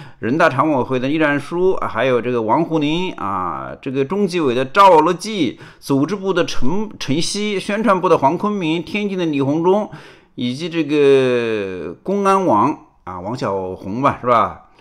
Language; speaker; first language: Chinese; native; Chinese